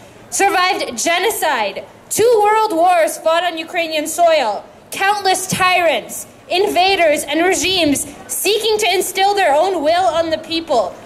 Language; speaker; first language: English; early bilingual, other home language; Ukrainian